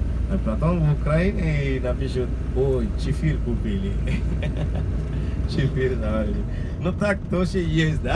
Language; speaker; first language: Russian; non-native, learner; Sinhala